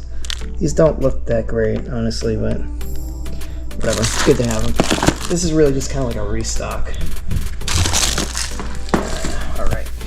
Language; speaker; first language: English; native; English